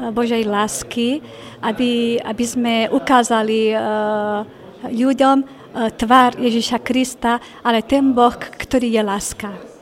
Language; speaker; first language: Slovak; non-native, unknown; Spanish